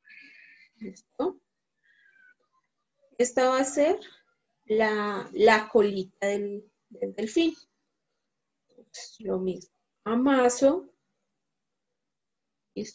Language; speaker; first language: Spanish; native; Spanish